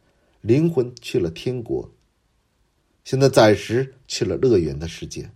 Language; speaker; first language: Chinese; non-native, fluent; Korean